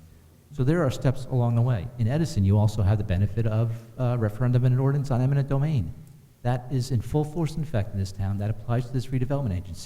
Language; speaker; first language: English; native; English